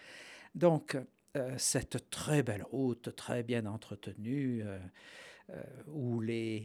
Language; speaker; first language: French; native; French